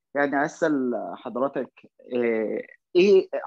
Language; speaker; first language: Arabic; non-native, fluent; Chinese